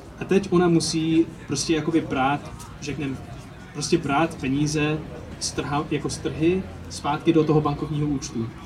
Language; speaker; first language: Czech; early bilingual, heritage; Czech